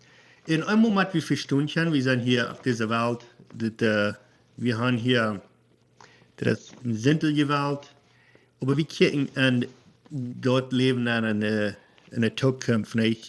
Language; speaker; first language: German; non-native, learner; Plautdietsch